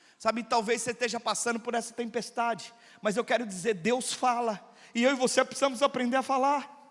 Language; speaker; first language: Portuguese; native; Portuguese